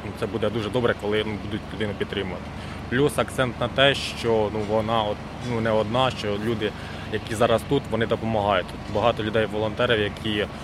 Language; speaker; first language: Ukrainian; native; Ukrainian